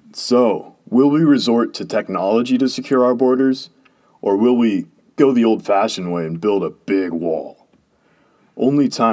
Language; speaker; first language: English; native; English